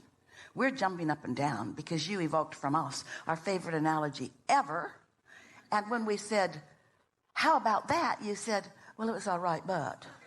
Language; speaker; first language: English; native; English